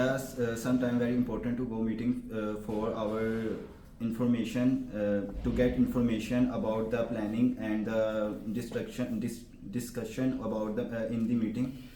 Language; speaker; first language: English; non-native, learner; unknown